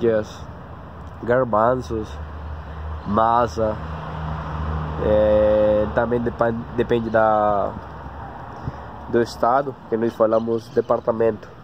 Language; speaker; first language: Portuguese; non-native, learner; Spanish